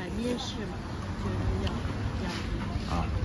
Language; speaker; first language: Chinese; non-native, learner; Lao